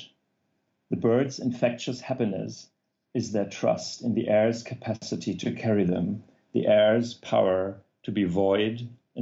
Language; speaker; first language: English; non-native, fluent; German